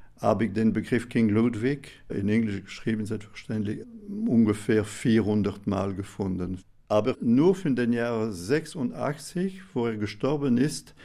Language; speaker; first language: German; non-native, fluent; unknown